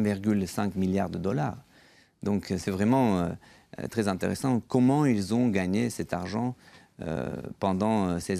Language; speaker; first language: French; non-native, fluent; Georgian